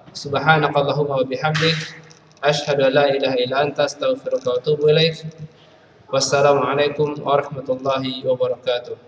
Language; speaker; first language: Arabic; non-native, fluent; Indonesian